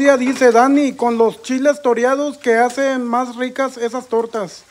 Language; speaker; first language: Spanish; native; Spanish